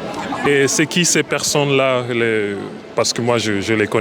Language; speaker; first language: French; non-native, learner; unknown